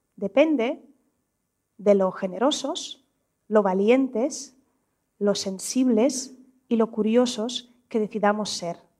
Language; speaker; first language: Spanish; non-native, fluent; Russian